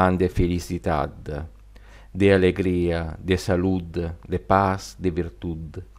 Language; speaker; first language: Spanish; non-native, learner; Italian